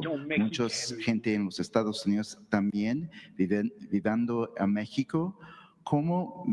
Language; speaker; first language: Spanish; early bilingual, heritage; Spanish